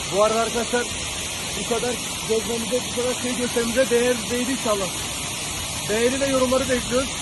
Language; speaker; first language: Turkish; early bilingual, heritage; Turkish